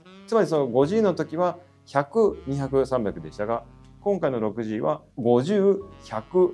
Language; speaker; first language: Japanese; native; Japanese